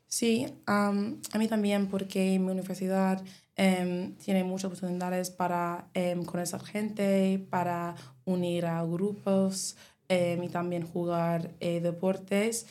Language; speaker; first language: Spanish; non-native, learner; English